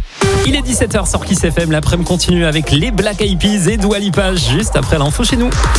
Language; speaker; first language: French; native; French